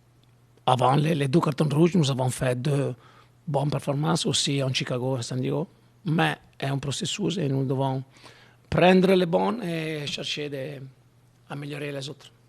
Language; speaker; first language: French; non-native, learner; Italian